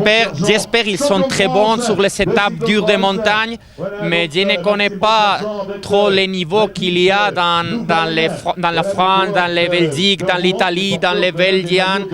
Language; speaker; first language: French; non-native, learner; Spanish